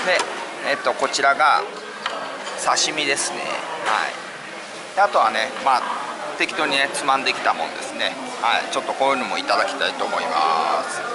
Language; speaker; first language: Japanese; native; Japanese